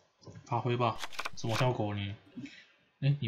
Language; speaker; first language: Chinese; native; Chinese